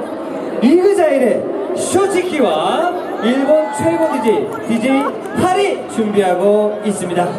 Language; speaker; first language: Korean; native; Korean